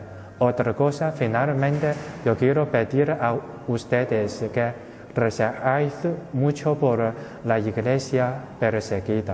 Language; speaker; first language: Spanish; non-native, fluent; Chinese